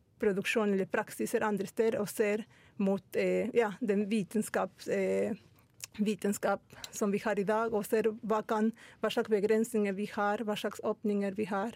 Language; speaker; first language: Norwegian; non-native, fluent; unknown